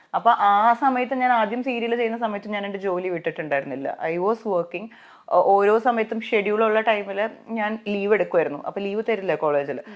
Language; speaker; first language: Malayalam; native; Malayalam